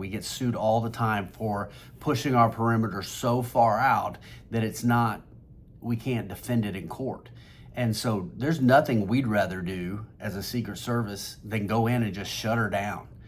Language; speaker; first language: English; native; English